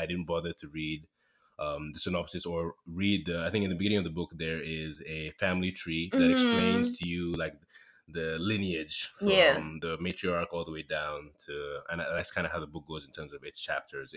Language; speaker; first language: English; non-native, local second language; Yoruba